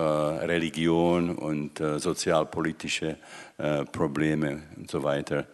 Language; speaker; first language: German; non-native, fluent; Czech